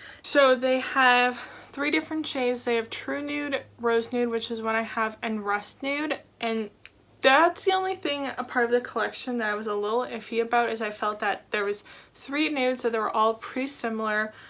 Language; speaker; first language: English; native; English